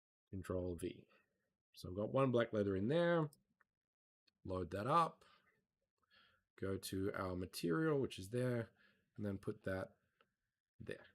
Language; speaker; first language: English; native; English